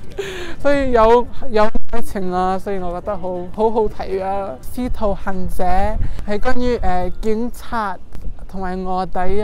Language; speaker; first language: Cantonese; non-native, fluent; English